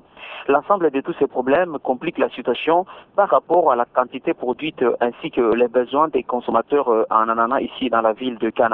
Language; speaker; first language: French; non-native, local second language; Luba-Lulua